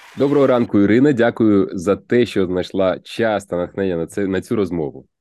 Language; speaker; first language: Ukrainian; native; Ukrainian